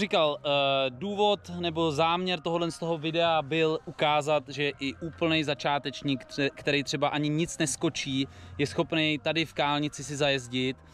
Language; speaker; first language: Czech; native; Czech